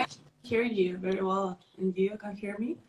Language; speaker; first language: English; non-native, learner; Spanish